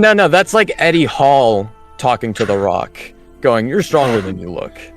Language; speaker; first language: English; native; English